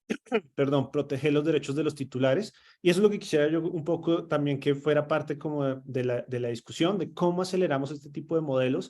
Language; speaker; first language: Spanish; native; Spanish